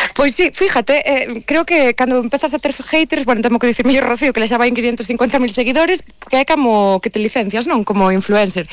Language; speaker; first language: Galician; native; Galician